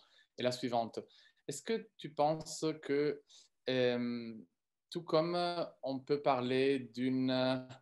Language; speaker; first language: French; non-native, fluent; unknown